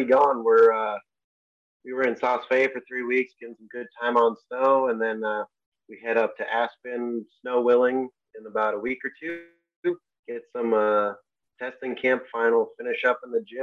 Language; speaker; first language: English; native; English